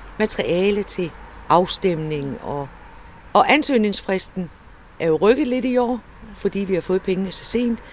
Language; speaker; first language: Danish; native; Danish